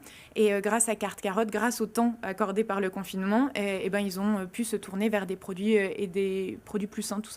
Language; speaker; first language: French; native; French